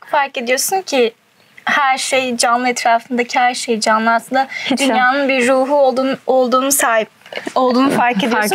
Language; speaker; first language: Turkish; early bilingual, heritage; Turkish